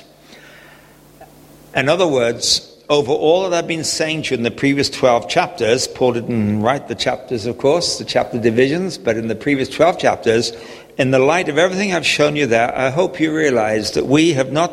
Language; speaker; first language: English; native; English